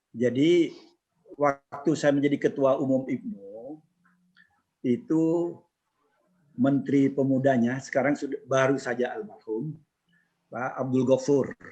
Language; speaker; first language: Indonesian; non-native, local second language; Madurese